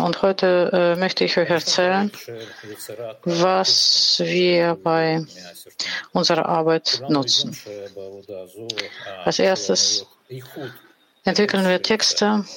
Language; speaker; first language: German; non-native, fluent; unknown